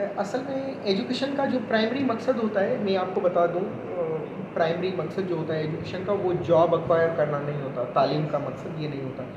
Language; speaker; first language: Urdu; non-native, local second language; Sindhi